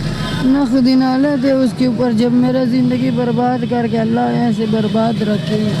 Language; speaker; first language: Hindi; non-native, local second language; Punjabi